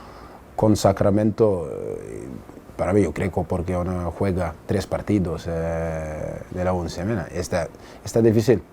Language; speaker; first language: Spanish; non-native, learner; English